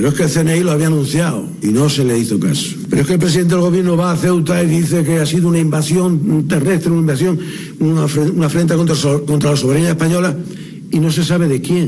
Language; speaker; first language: Spanish; native; Spanish